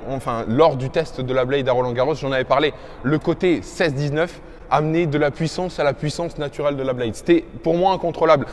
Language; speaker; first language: French; native; French